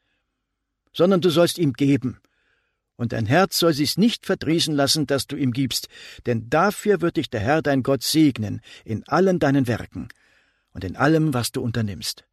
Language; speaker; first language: German; native; German